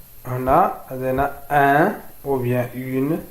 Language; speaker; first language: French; non-native, fluent; Arabic